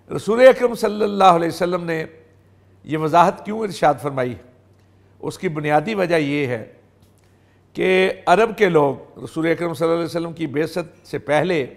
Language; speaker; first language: Urdu; non-native, local second language; Punjabi